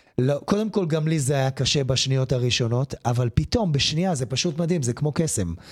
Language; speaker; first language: Hebrew; native; Hebrew